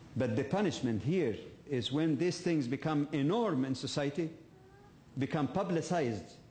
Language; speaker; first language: English; non-native, fluent; Arabic